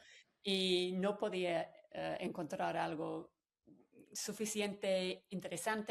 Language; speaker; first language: Spanish; non-native, fluent; English